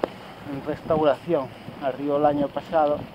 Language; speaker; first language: Spanish; non-native, local second language; Galician